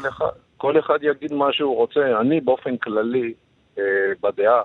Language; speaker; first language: Hebrew; native; Hebrew